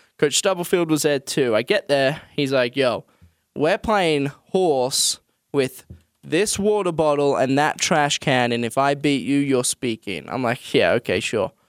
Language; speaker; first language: English; native; English